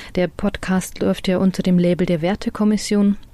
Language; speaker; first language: German; native; German